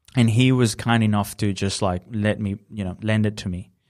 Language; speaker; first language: English; non-native, fluent; Spanish